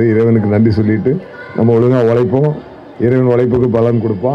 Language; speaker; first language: Tamil; native; Tamil